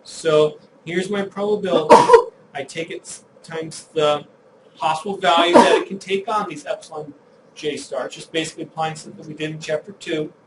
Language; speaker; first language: English; native; English